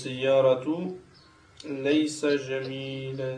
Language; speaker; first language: Arabic; non-native, learner; French